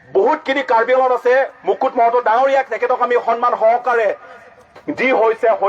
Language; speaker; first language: Assamese; non-native, local second language; Karbi